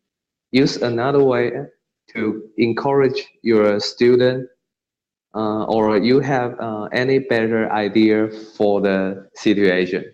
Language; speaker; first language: English; non-native, learner; Chinese